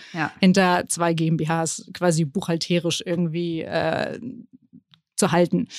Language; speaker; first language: German; early bilingual, other home language; Spanish